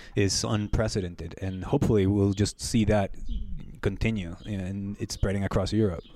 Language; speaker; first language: English; non-native, fluent; Spanish